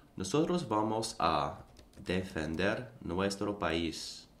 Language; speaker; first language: Spanish; non-native, learner; English